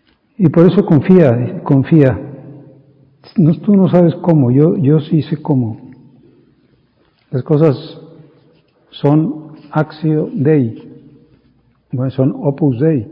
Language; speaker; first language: Spanish; native; Spanish